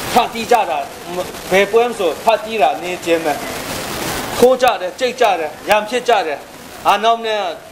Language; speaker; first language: Burmese; non-native, local second language; Kachin